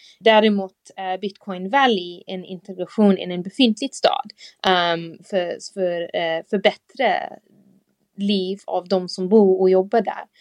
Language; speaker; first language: Swedish; non-native, fluent; English